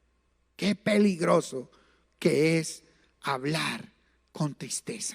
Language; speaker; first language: Spanish; native; Spanish